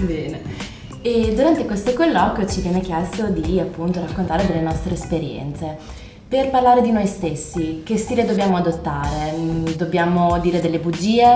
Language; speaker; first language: Italian; native; Italian